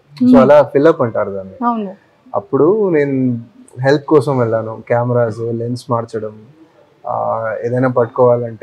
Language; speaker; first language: Telugu; non-native, fluent; Tamil